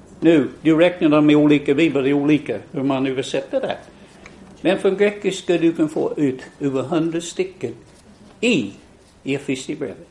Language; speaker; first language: Swedish; non-native, fluent; English